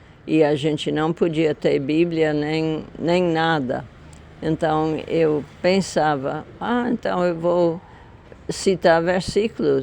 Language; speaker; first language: Portuguese; non-native, fluent; English